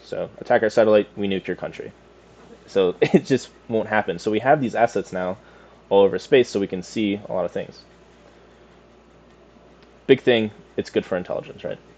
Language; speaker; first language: English; native; English